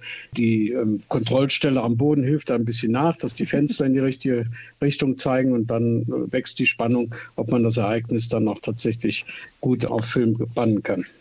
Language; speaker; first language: German; native; German